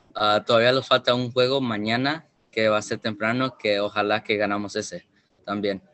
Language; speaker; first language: Spanish; early bilingual, heritage; Spanish